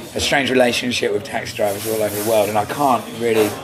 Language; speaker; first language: English; native; English